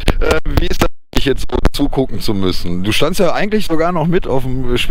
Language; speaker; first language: German; native; German